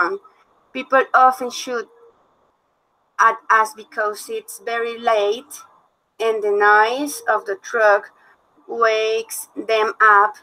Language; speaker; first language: English; non-native, learner; Spanish